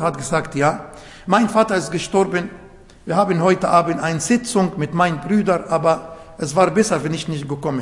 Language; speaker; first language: German; non-native, learner; Arabic